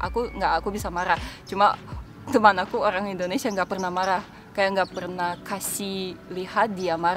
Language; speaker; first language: Indonesian; non-native, fluent; Russian